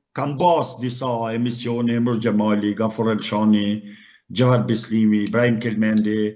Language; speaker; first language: Albanian; native; Albanian